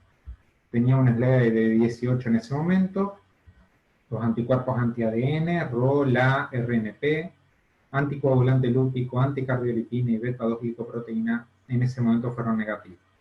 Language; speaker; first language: Spanish; native; Spanish